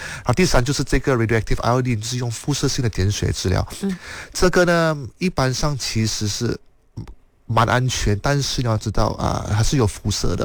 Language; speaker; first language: Chinese; native; Chinese